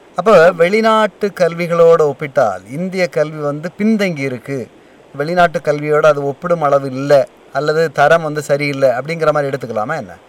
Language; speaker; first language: Tamil; native; Tamil